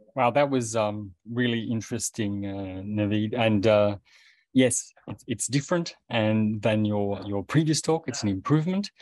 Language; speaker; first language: English; native; English